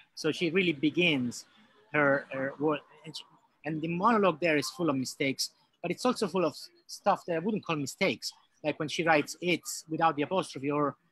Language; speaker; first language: English; non-native, fluent; Italian